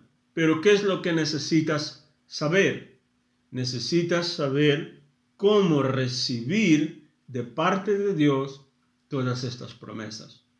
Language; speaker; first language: Spanish; non-native, fluent; Portuguese